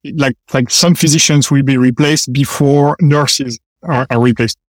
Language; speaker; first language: English; non-native, fluent; French